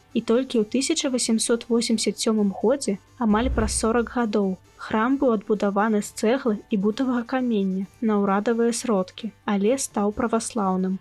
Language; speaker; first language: Belarusian; native; Belarusian